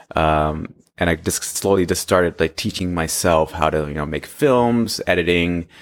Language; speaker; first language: English; early bilingual, other home language; Hindi